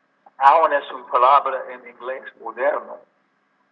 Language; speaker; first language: Spanish; non-native, learner; English